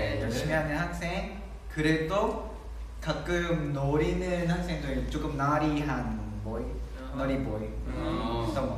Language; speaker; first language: Korean; non-native, learner; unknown